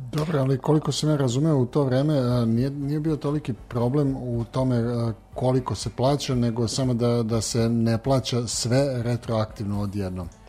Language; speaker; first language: Serbian; native; Serbian